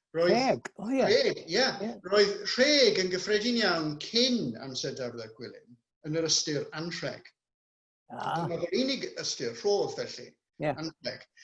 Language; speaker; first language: Welsh; non-native, local second language; English